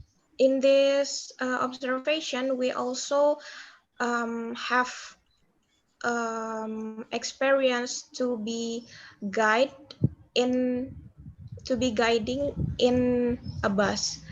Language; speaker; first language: English; non-native, learner; Indonesian